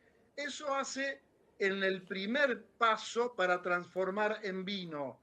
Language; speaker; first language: Spanish; native; Spanish